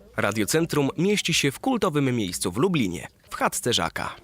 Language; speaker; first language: Polish; native; Polish